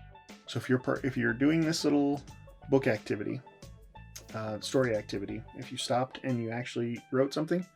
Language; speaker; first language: English; native; English